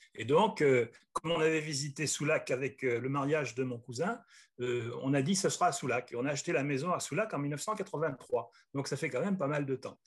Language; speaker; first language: French; native; French